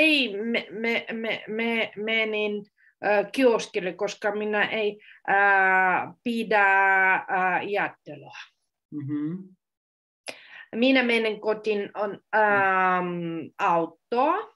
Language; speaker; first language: Finnish; non-native, learner; Russian